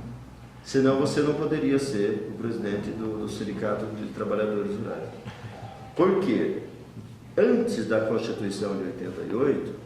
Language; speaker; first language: Portuguese; native; Portuguese